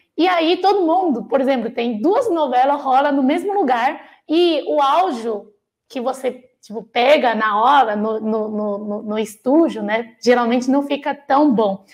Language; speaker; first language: Portuguese; non-native, fluent; Chinese